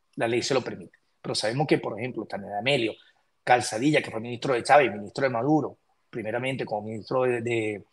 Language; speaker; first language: Spanish; native; Spanish